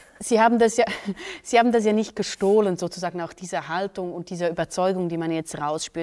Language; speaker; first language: German; native; German